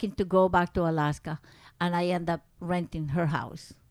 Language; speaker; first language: English; non-native, fluent; Spanish